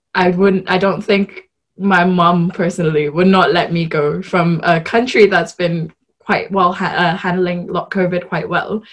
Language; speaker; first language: English; non-native, local second language; Cantonese